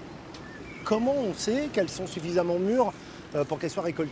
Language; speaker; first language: French; native; French